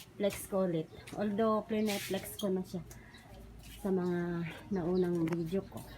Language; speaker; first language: Filipino; non-native, local second language; Iloko